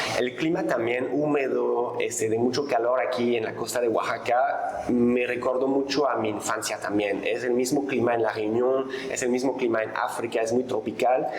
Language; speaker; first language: Spanish; non-native, fluent; French